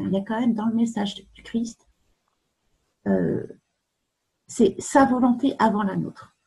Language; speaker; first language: French; native; French